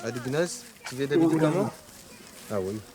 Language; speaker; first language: French; non-native, local second language; Fula